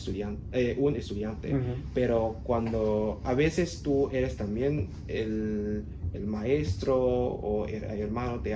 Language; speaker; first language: Spanish; non-native, learner; Cantonese